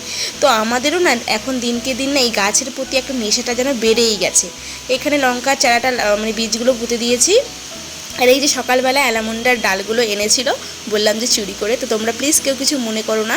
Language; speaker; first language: Bangla; native; Bangla